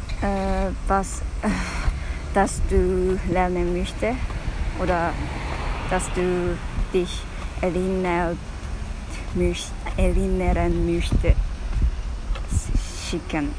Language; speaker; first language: German; non-native, learner; Japanese